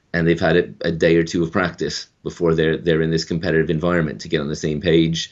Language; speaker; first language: English; native; English